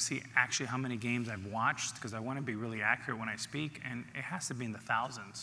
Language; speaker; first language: English; native; English